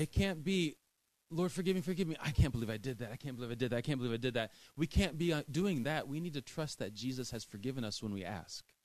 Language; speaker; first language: English; native; English